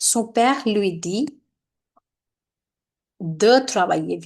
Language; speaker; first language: French; non-native, fluent; Hindi